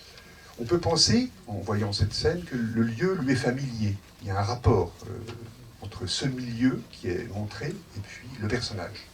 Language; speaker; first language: French; native; French